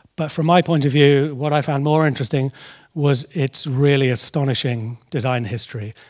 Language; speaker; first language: English; native; English